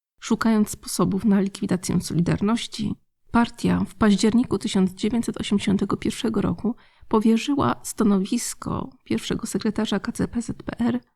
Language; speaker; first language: Polish; native; Polish